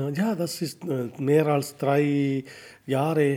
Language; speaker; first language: German; non-native, learner; Tamil